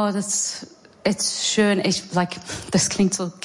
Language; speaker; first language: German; non-native, fluent; English